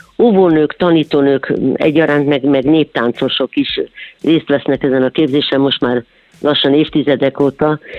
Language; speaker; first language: Hungarian; native; Hungarian